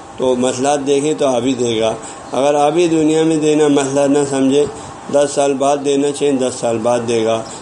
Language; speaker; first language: Urdu; non-native, local second language; Balti